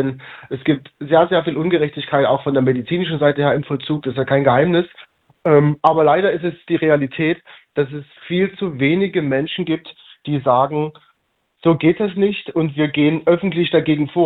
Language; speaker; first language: German; native; German